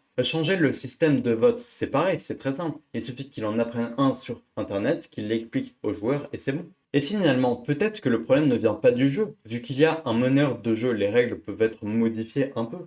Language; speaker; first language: French; native; French